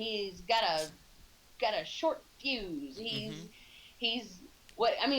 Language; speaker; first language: English; native; English